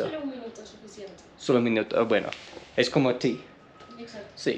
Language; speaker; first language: Spanish; non-native, learner; English